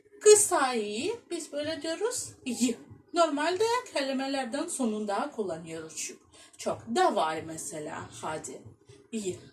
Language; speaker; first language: Turkish; non-native, fluent; Russian